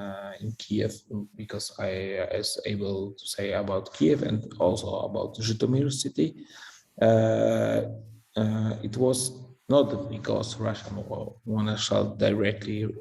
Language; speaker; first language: English; non-native, fluent; Polish